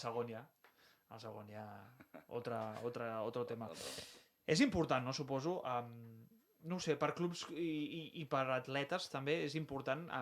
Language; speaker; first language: Catalan; native; Catalan